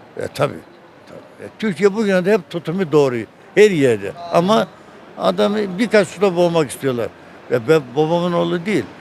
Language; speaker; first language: Turkish; native; Turkish